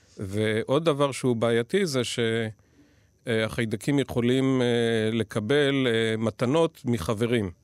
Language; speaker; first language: Hebrew; native; Hebrew